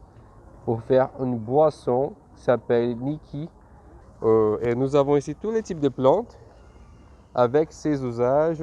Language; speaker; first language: French; non-native, fluent; Portuguese